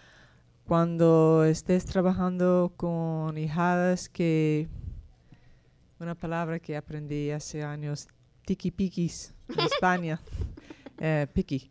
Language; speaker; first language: Spanish; non-native, fluent; English